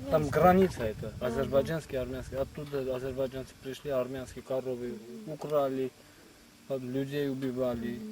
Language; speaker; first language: Russian; non-native, local second language; Armenian